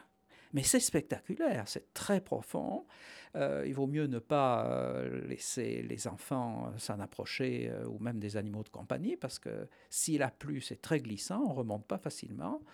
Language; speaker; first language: French; native; French